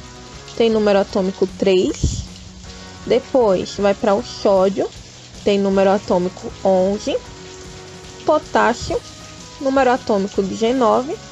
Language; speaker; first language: Portuguese; native; Portuguese